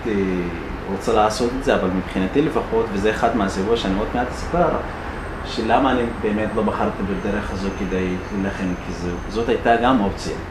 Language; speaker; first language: Hebrew; non-native, fluent; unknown